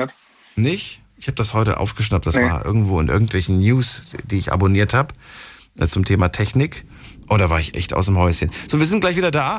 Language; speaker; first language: German; native; German